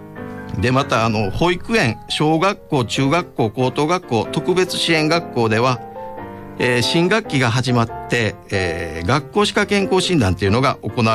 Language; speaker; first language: Japanese; native; Japanese